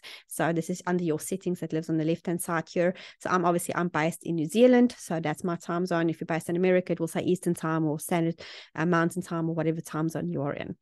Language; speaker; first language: English; native; English